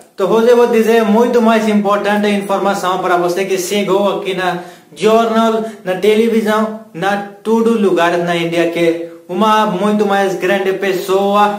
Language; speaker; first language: Portuguese; non-native, learner; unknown